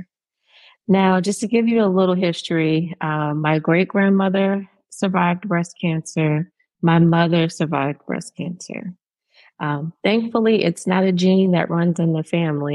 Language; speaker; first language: English; native; English